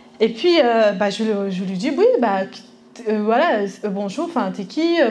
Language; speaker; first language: French; early bilingual, other home language; Spanish